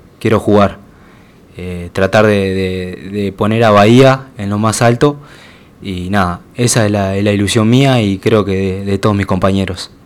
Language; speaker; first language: Spanish; native; Spanish